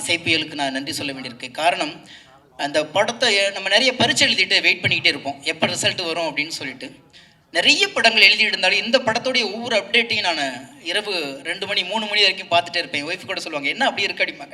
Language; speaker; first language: Tamil; native; Tamil